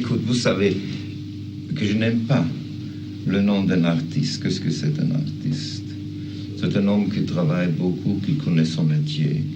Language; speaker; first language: French; non-native, fluent; German